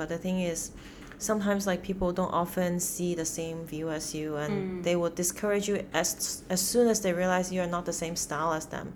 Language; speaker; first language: English; non-native, local second language; Cantonese